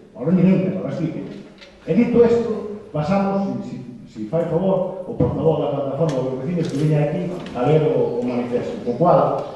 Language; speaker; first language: Spanish; non-native, local second language; Galician